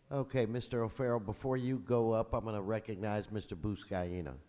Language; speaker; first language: English; early bilingual, other home language; Spanish